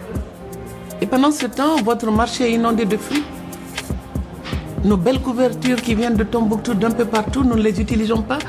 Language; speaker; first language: French; non-native, local second language; Bambara